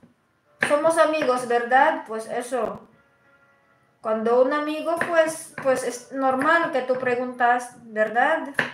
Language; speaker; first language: Spanish; non-native, fluent; Filipino